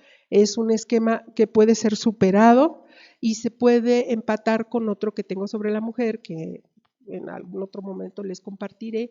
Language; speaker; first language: Spanish; native; Spanish